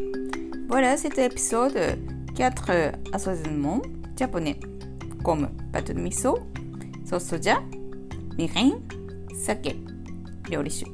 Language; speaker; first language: French; non-native, learner; Japanese